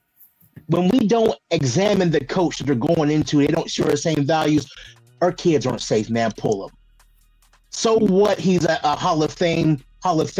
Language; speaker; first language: English; native; English